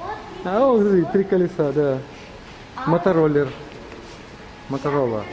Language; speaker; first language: Russian; native; Russian